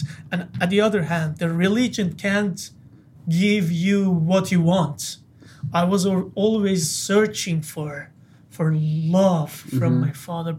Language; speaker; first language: English; non-native, fluent; Persian